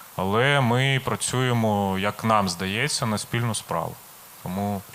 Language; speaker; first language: Ukrainian; native; Ukrainian